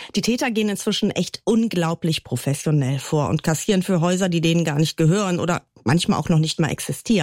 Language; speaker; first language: German; native; German